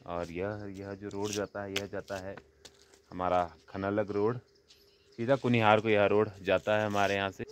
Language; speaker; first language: Hindi; native; Hindi